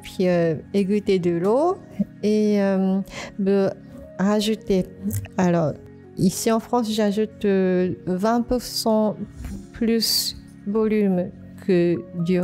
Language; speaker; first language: French; non-native, fluent; Japanese